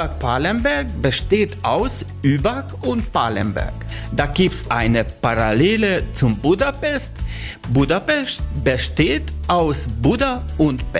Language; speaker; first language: German; non-native, learner; Hungarian